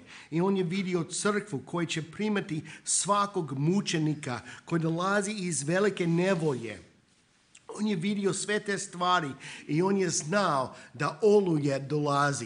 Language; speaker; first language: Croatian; non-native, fluent; English